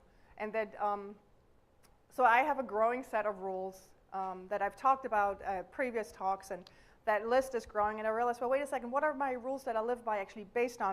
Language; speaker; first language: English; non-native, fluent; German